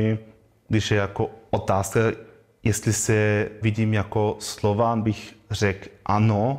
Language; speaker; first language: Czech; non-native, learner; German